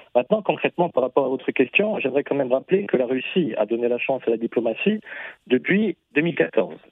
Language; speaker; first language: French; non-native, fluent; Russian